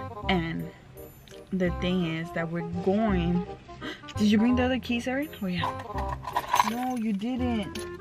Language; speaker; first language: English; early bilingual, other home language; Spanish